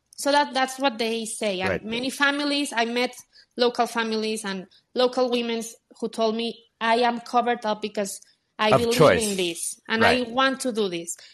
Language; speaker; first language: English; non-native, fluent; Spanish